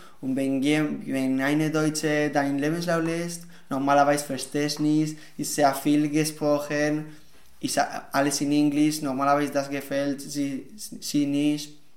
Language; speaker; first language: German; non-native, learner; Spanish